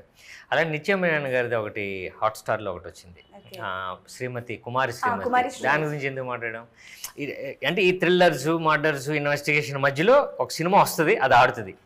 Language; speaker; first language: Telugu; native; Telugu